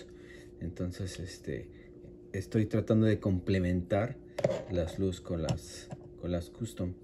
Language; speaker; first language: Spanish; native; Spanish